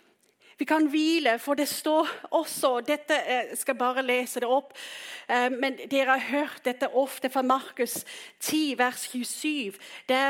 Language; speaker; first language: Norwegian; non-native, fluent; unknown